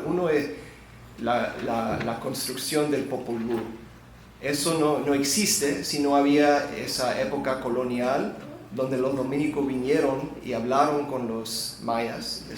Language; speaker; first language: Spanish; non-native, fluent; English